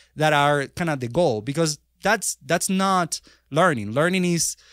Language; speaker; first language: English; non-native, fluent; Spanish